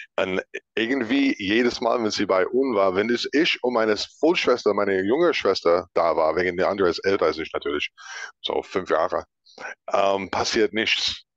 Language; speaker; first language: German; non-native, fluent; English